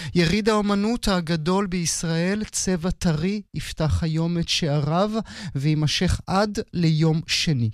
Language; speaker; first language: Hebrew; native; Hebrew